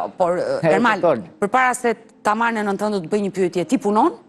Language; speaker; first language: Albanian; native; Albanian